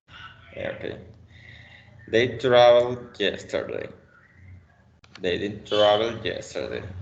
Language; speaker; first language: English; non-native, learner; Spanish